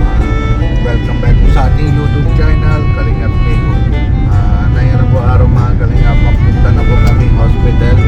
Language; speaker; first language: Filipino; non-native, local second language; Cebuano